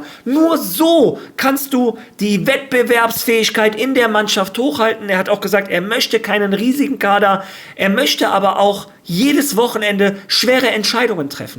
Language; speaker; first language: German; native; German